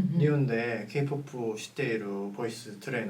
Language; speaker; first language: Japanese; non-native, fluent; Korean